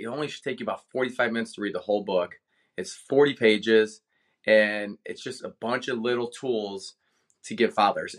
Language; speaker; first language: English; native; English